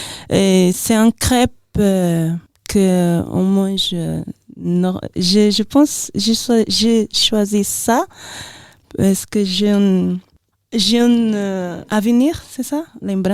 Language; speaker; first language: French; non-native, learner; Portuguese